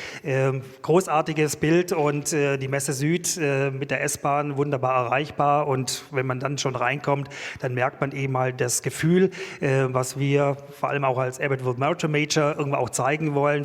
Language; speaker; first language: German; native; German